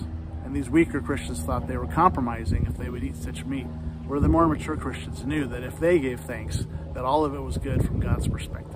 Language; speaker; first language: English; native; English